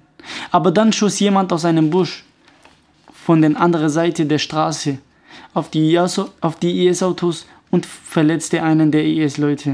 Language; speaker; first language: German; early bilingual, other home language; Kurdish